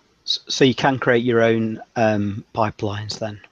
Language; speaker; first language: English; native; English